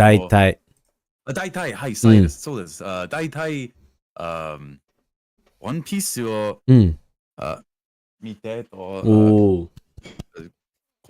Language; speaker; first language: Japanese; non-native, learner; English